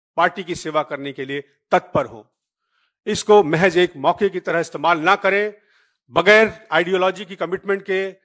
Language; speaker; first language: Hindi; native; Hindi